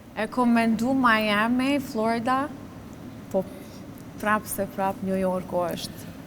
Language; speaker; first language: Albanian; native; Albanian